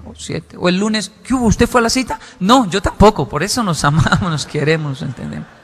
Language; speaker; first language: Spanish; non-native, fluent; Japanese